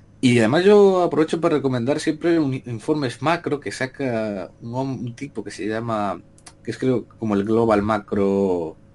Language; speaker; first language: Spanish; native; Spanish